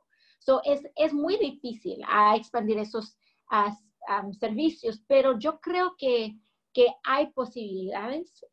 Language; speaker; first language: Spanish; early bilingual, heritage; English